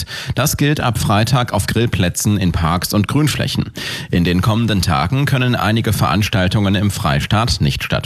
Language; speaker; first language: German; native; German